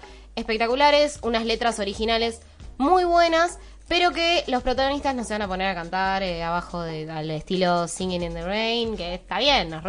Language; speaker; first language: Spanish; native; Spanish